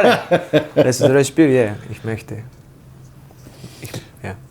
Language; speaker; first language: German; non-native, learner; Japanese